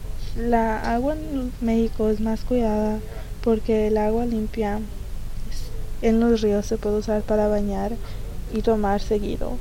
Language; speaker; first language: Spanish; early bilingual, heritage; Spanish